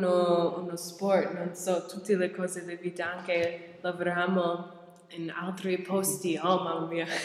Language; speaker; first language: Italian; non-native, learner; English